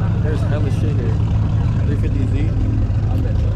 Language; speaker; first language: English; native; English